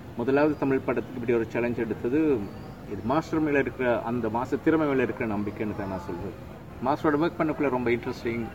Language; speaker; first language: Tamil; native; Tamil